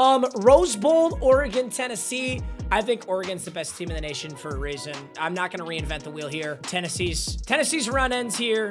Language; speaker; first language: English; native; English